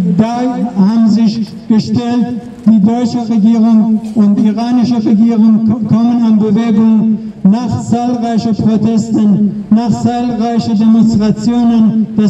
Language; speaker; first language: German; non-native, learner; Persian